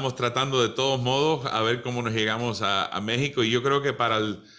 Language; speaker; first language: Spanish; early bilingual, other home language; English